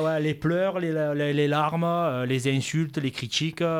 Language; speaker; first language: French; native; French